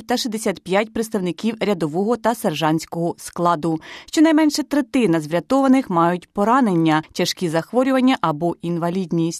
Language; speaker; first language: Ukrainian; native; Ukrainian